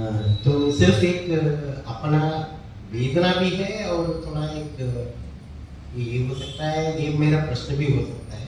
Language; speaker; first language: Hindi; non-native, local second language; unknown